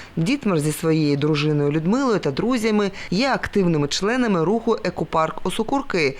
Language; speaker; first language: Ukrainian; native; Ukrainian